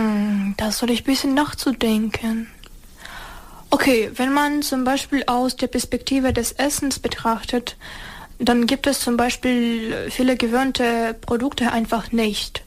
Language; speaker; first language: German; non-native, learner; Ukrainian